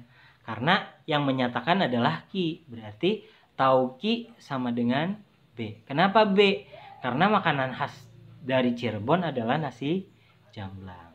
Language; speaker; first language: Indonesian; native; Indonesian